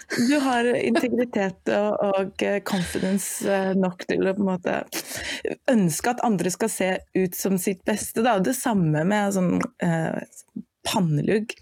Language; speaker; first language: Norwegian; non-native, fluent; German